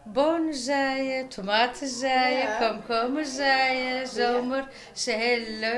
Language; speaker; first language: Dutch; non-native, learner; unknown